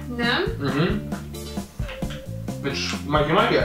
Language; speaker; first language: Russian; native; Russian